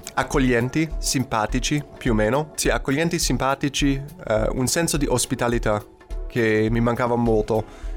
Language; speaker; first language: Italian; non-native, fluent; English